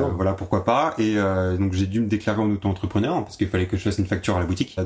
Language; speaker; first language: French; native; French